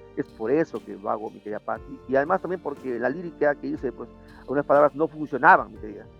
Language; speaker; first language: Spanish; native; Spanish